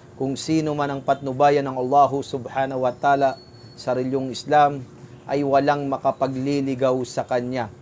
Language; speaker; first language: Filipino; native; Filipino